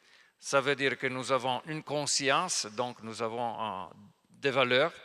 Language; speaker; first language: French; non-native, fluent; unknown